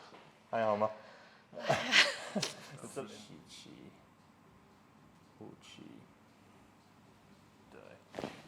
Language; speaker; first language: Chinese; non-native, learner; English